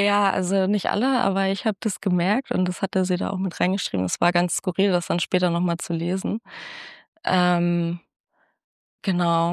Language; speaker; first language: German; native; German